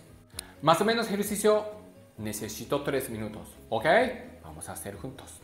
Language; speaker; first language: Spanish; non-native, learner; Japanese